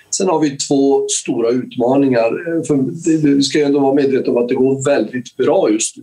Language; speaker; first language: Swedish; early bilingual, other home language; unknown